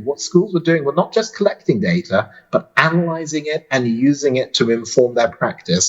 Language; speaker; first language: English; native; English